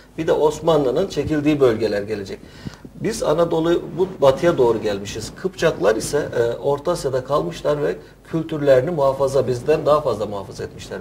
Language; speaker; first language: Turkish; native; Turkish